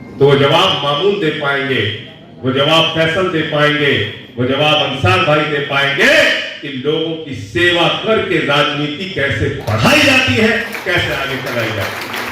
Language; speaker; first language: Hindi; native; Hindi